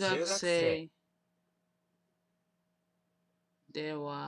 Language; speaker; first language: Japanese; non-native, learner; English